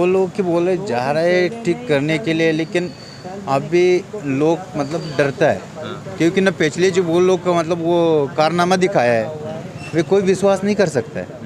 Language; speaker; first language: Hindi; non-native, learner; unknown